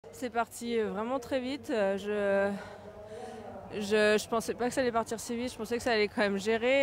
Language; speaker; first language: French; native; French